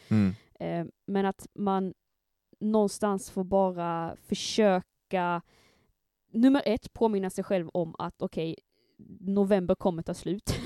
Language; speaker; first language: Swedish; native; Swedish